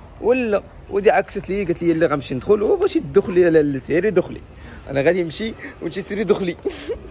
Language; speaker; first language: Arabic; native; Arabic